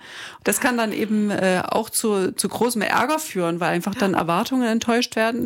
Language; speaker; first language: German; native; German